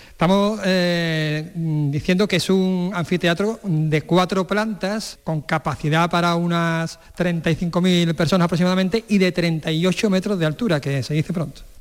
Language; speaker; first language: Spanish; native; Spanish